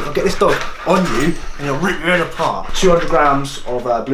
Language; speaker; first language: English; native; English